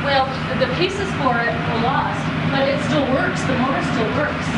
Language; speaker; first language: English; native; English